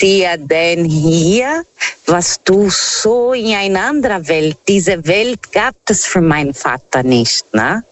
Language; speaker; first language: German; non-native, fluent; Portuguese